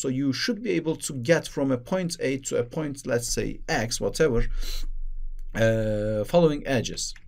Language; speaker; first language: English; non-native, fluent; Turkish